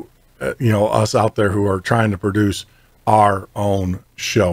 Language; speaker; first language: English; native; English